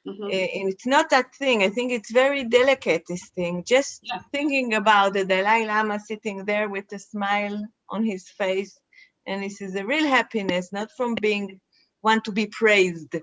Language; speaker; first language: English; non-native, fluent; Hebrew